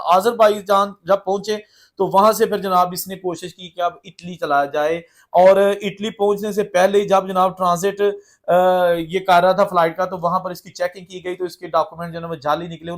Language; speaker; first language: Urdu; native; Urdu